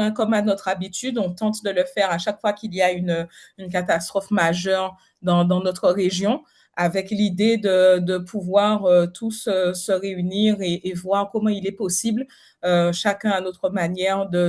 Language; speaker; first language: French; native; French